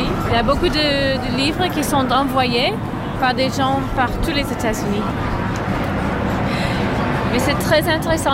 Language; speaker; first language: French; non-native, fluent; English